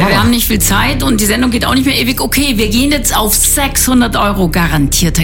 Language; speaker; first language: German; native; German